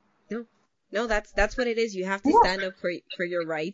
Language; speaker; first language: English; early bilingual, other home language; Spanish